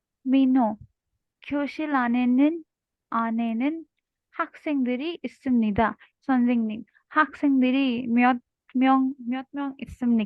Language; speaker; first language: Korean; non-native, learner; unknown